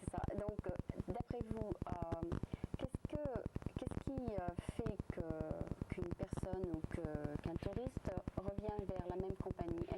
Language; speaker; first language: French; native; French